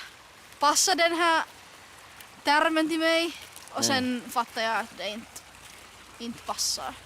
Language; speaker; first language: Swedish; non-native, local second language; Finnish